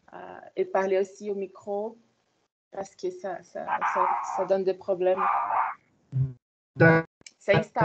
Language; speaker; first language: French; non-native, fluent; Portuguese